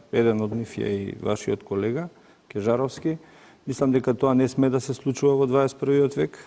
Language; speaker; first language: Macedonian; native; Macedonian